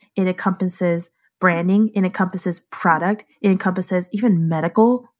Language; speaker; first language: English; native; English